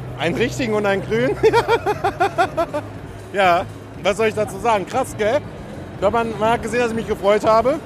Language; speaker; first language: German; native; German